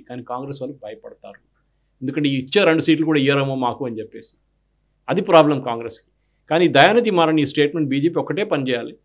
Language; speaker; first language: Telugu; non-native, fluent; Malayalam